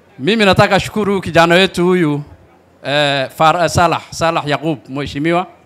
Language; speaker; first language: Swahili; non-native, local second language; Somali